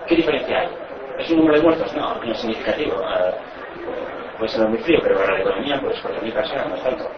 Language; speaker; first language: Spanish; native; Spanish